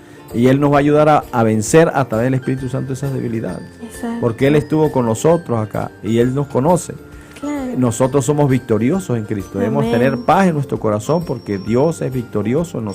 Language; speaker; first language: Spanish; native; Spanish